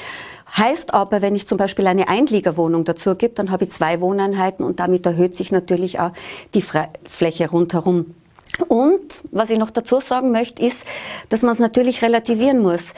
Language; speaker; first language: German; native; German